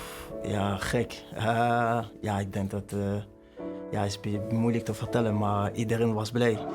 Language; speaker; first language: Dutch; non-native, learner; French